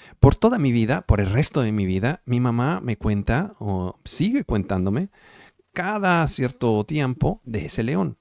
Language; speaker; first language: Spanish; non-native, fluent; Italian